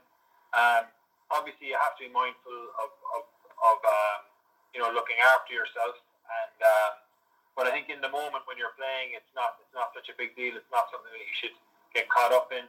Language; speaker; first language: English; native; English